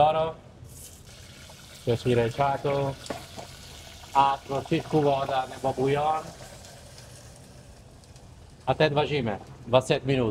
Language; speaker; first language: Czech; non-native, learner; Italian